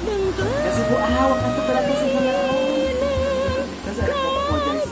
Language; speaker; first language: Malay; non-native, local second language; Sundanese